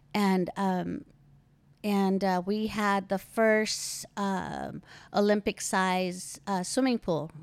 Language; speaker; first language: English; early bilingual, other home language; Filipino